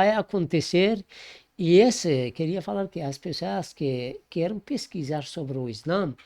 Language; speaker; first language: Portuguese; non-native, learner; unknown